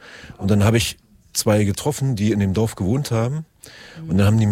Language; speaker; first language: German; native; German